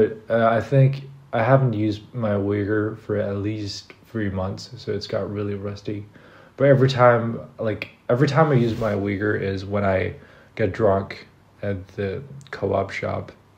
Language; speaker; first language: English; non-native, fluent; Chinese